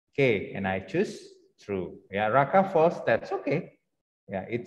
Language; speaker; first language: English; non-native, fluent; Indonesian